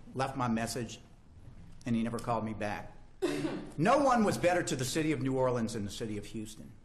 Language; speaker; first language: English; native; English